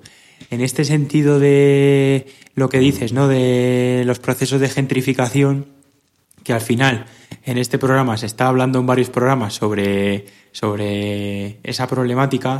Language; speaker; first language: Spanish; native; Spanish